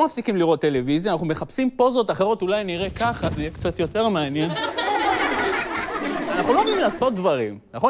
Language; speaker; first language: Hebrew; native; Hebrew